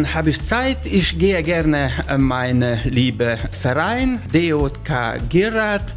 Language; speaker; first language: German; non-native, learner; Hungarian